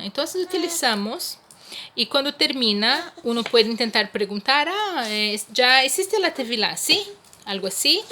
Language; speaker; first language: Spanish; non-native, fluent; Portuguese